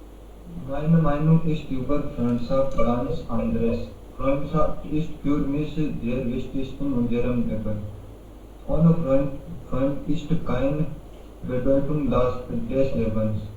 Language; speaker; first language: German; non-native, learner; Hindi